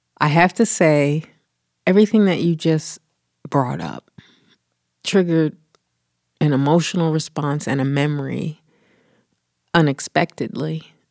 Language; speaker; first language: English; native; English